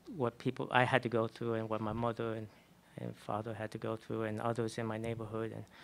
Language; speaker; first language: English; native; English